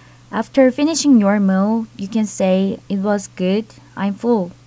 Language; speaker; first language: English; non-native, fluent; Korean